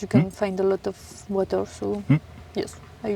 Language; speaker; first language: English; non-native, learner; French